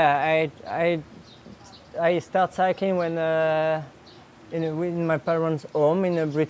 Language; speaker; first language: English; non-native, learner; French